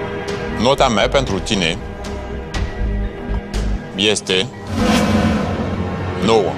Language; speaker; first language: Romanian; non-native, learner; French